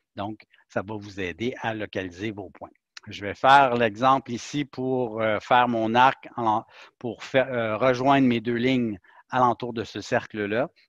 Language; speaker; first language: French; native; French